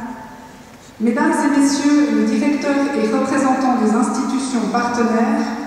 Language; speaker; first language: French; native; French